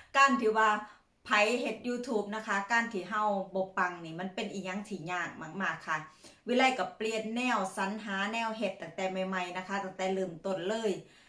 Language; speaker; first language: Thai; native; Thai